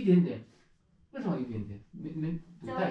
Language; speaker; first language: Chinese; non-native, learner; Japanese